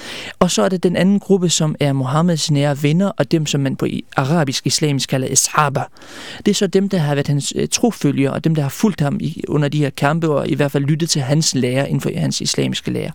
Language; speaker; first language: Danish; early bilingual, other home language; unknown